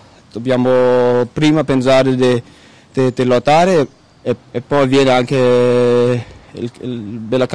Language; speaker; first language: Italian; non-native, learner; Danish